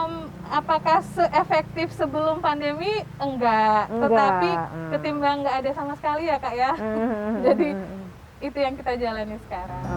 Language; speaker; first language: Indonesian; native; Indonesian